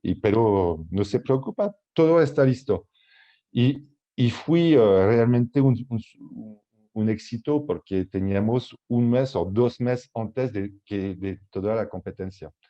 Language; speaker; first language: Spanish; non-native, fluent; French